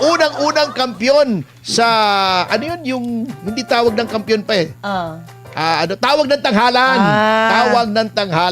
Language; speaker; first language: Filipino; native; Filipino